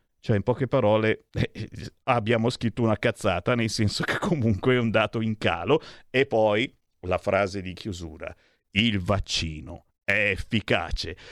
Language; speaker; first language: Italian; native; Italian